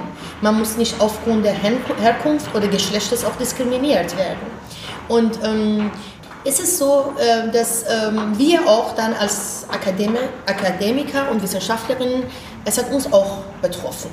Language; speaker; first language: German; non-native, fluent; Persian